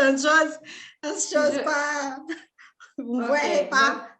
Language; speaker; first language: French; non-native, fluent; Portuguese